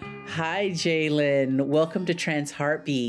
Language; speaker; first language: English; native; English